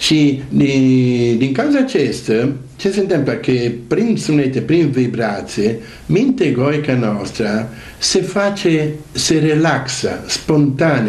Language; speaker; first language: Romanian; non-native, learner; Italian